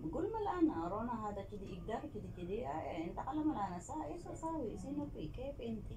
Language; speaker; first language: Arabic; non-native, learner; Filipino